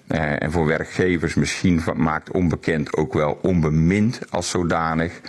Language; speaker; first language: Dutch; native; Dutch